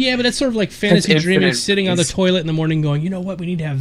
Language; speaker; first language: English; native; English